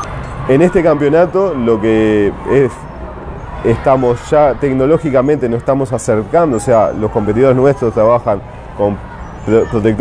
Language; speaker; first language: Spanish; native; Spanish